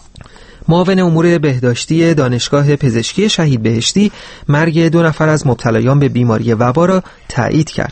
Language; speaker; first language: Persian; native; Persian